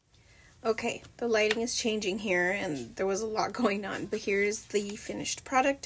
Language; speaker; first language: English; native; English